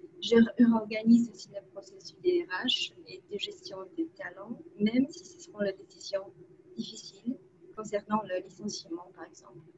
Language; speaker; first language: French; non-native, fluent; Polish